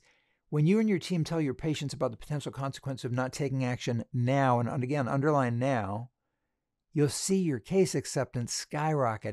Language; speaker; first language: English; native; English